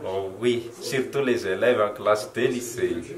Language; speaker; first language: French; native; French